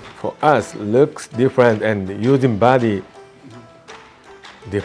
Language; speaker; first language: English; non-native, learner; Japanese